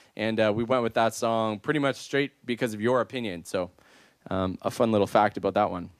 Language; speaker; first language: English; native; English